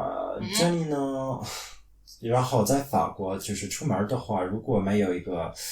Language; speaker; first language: Chinese; non-native, fluent; French